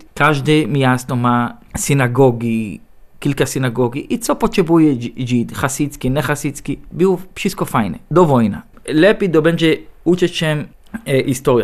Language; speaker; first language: Polish; non-native, learner; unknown